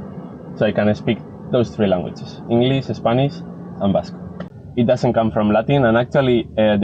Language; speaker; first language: English; non-native, learner; Basque